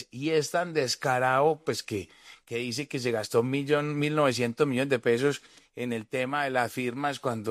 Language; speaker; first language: Spanish; native; Spanish